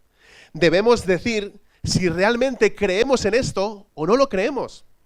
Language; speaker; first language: Spanish; native; Spanish